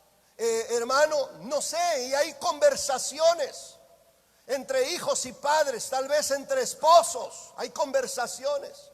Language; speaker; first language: Spanish; native; Spanish